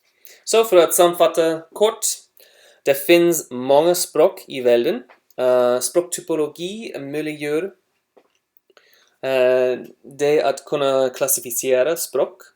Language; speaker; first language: Swedish; non-native, learner; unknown